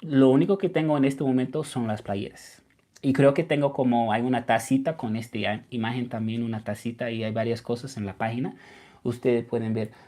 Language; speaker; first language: Spanish; non-native, fluent; English